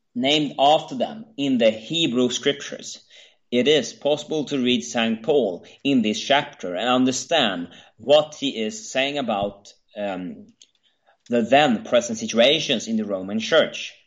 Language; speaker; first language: English; non-native, fluent; Swedish